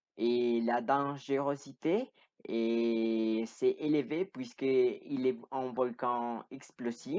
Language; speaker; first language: French; non-native, learner; Spanish